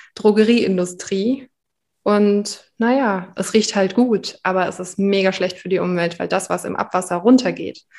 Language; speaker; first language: German; native; German